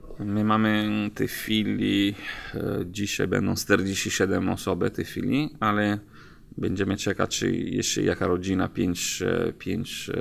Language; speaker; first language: Polish; non-native, learner; Italian